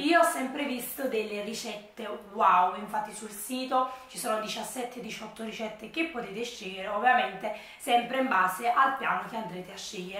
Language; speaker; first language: Italian; native; Italian